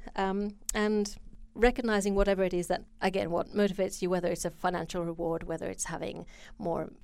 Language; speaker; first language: English; non-native, fluent; Finnish